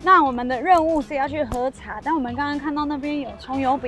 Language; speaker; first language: Chinese; native; Chinese